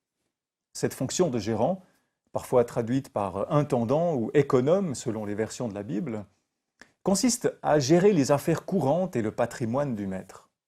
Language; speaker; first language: French; native; French